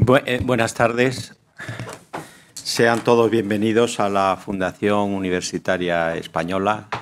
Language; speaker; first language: Spanish; native; Spanish